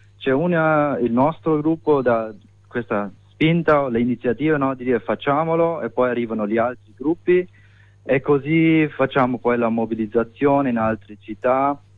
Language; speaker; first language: Italian; non-native, fluent; German